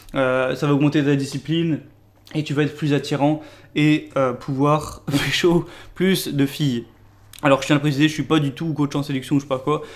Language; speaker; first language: French; native; French